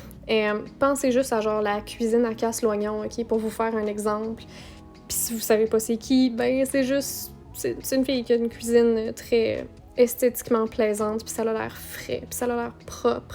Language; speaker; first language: French; native; French